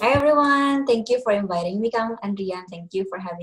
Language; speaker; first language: English; non-native, local second language; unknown